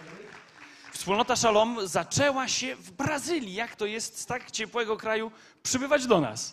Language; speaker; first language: Polish; native; Polish